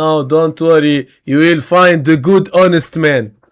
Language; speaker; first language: English; non-native, learner; Arabic